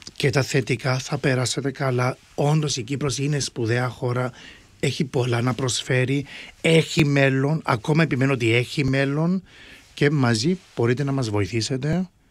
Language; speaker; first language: Greek; early bilingual, heritage; Greek